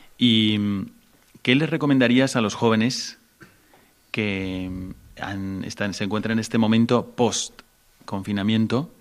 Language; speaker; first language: Spanish; native; Spanish